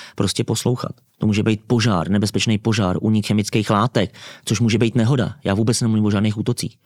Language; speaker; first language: Czech; native; Czech